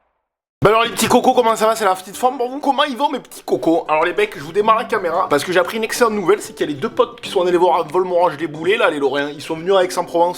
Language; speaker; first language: French; native; French